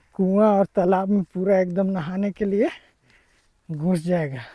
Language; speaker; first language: Hindi; native; Hindi